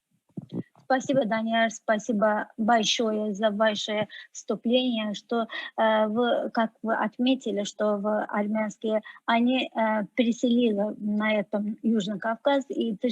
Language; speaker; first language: Russian; non-native, fluent; Azerbaijani